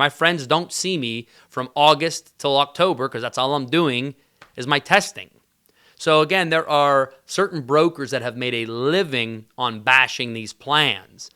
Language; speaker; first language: English; native; English